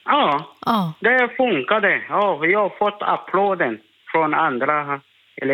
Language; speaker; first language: Swedish; non-native, learner; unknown